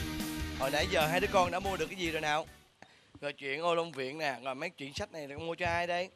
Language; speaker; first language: Vietnamese; native; Vietnamese